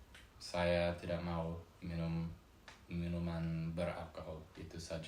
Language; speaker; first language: Indonesian; non-native, fluent; English